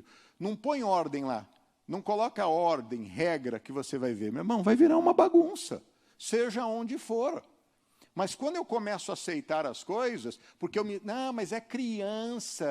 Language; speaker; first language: Portuguese; native; Portuguese